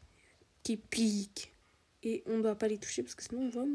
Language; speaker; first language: French; native; French